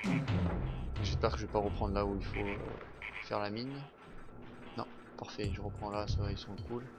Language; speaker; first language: French; native; French